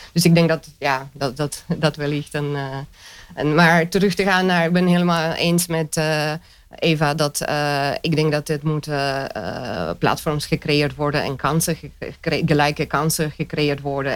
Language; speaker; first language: Dutch; non-native, fluent; Romanian